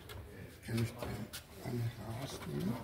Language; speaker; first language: German; non-native, learner; Italian